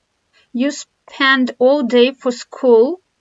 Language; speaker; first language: English; non-native, fluent; Russian